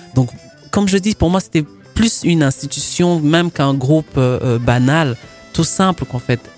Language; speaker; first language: French; non-native, local second language; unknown